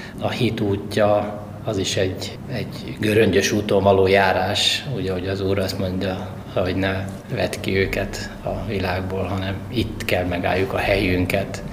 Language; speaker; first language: Hungarian; native; Hungarian